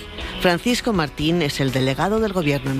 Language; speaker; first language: Spanish; native; Spanish